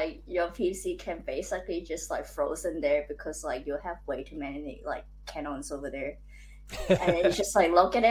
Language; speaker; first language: English; non-native, local second language; Cantonese